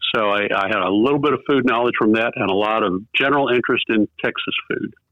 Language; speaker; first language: English; native; English